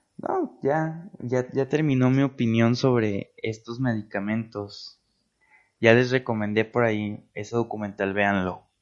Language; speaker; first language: Spanish; native; Spanish